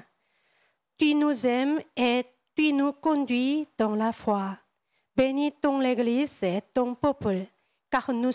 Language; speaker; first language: French; non-native, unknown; Korean